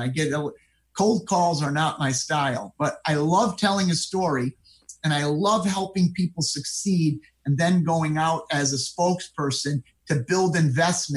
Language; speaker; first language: English; native; English